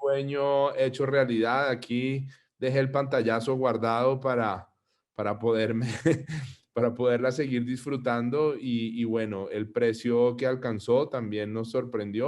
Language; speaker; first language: Spanish; native; Spanish